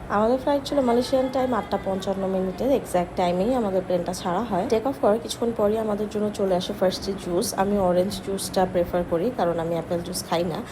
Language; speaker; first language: Bangla; native; Bangla